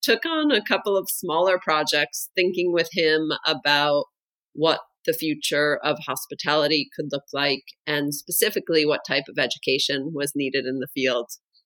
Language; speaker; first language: English; native; English